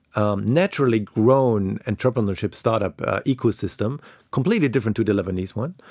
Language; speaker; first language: English; non-native, fluent; German